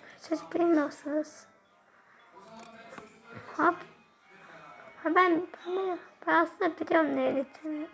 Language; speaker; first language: Turkish; early bilingual, heritage; Turkish